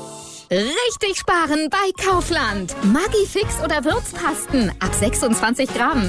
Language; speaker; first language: German; native; German